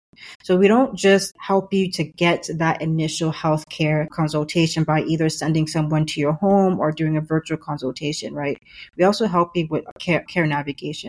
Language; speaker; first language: English; native; English